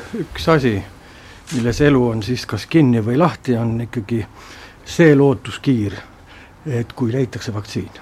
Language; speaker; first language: Estonian; native; Estonian